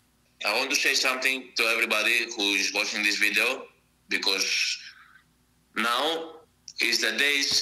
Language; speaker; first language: English; non-native, fluent; Greek